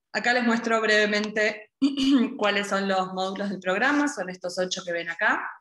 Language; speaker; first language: Spanish; native; Spanish